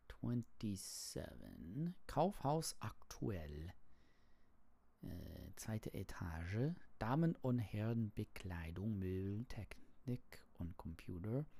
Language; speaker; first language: German; non-native, learner; English